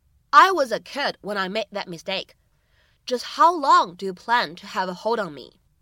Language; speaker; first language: English; non-native, fluent; Chinese